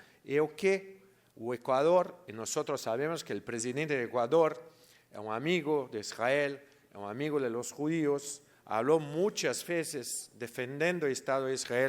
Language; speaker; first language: Spanish; non-native, learner; Portuguese